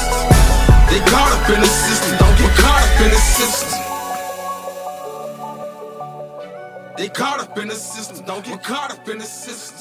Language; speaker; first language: English; native; English